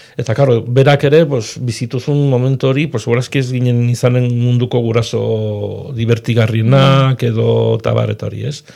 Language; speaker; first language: Basque; non-native, local second language; Spanish